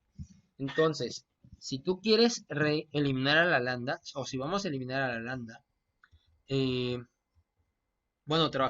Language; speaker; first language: Spanish; native; Spanish